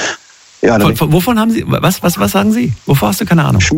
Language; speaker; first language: German; native; German